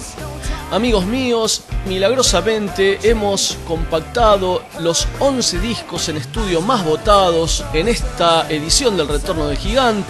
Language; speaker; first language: Spanish; native; Spanish